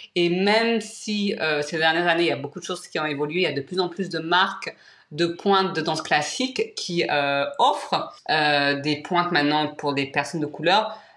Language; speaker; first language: French; native; French